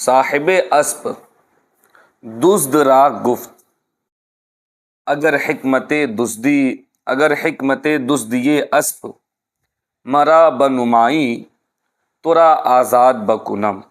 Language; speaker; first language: Persian; non-native, fluent; Urdu